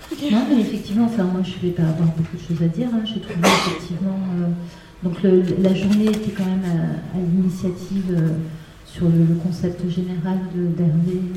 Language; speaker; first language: French; native; French